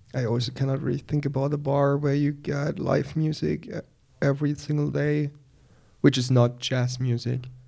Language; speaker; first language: English; non-native, fluent; German